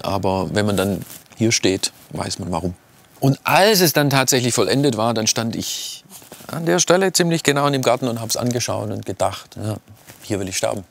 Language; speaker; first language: German; native; German